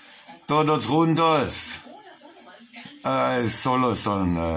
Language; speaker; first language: Spanish; non-native, learner; German